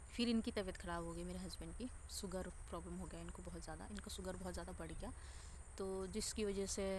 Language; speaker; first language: Hindi; native; Hindi